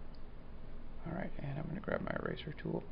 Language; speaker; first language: English; native; English